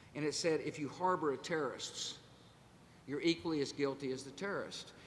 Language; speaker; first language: English; native; English